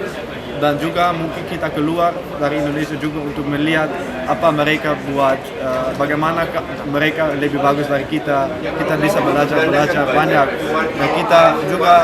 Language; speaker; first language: Indonesian; non-native, fluent; Dutch